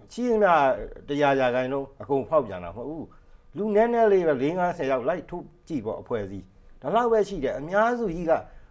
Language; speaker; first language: Burmese; native; Burmese